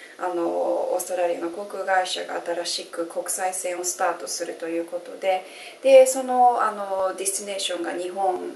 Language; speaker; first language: Japanese; native; Japanese